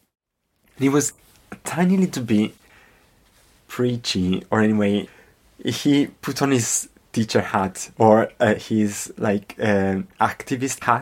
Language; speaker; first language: English; non-native, fluent; Italian